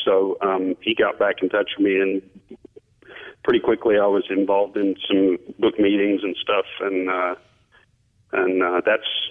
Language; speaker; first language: English; native; English